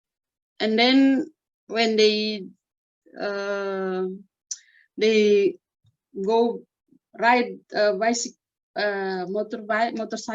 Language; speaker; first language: English; non-native, learner; Indonesian